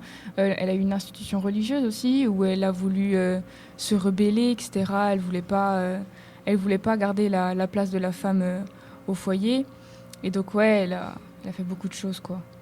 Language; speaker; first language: French; native; French